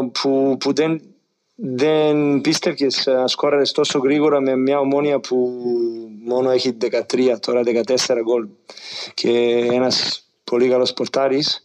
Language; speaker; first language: Greek; non-native, fluent; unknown